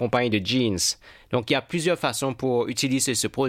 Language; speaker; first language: French; non-native, fluent; English